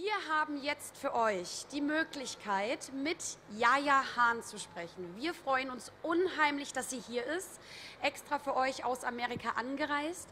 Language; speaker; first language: German; native; German